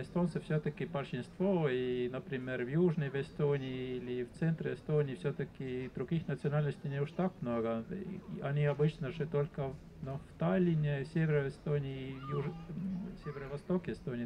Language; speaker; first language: Russian; non-native, fluent; Estonian